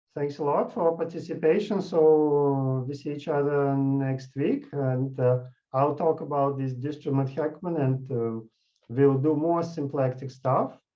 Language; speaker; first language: English; non-native, fluent; Russian